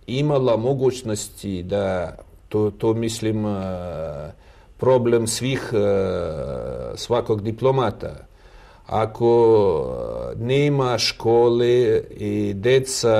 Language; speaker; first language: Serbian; non-native, learner; Russian